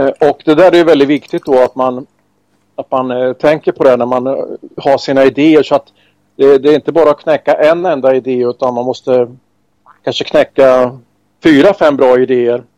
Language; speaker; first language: Swedish; native; Swedish